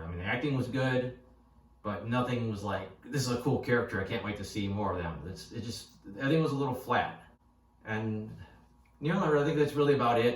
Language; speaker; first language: English; native; English